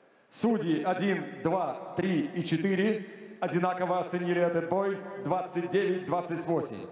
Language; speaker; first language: Russian; native; Russian